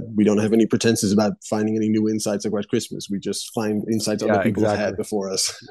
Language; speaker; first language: English; non-native, fluent; Dutch